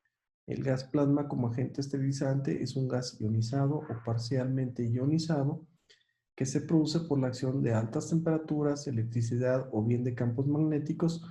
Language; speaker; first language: Spanish; native; Spanish